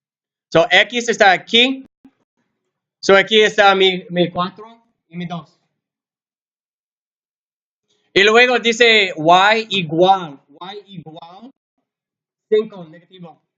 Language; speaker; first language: Spanish; non-native, learner; English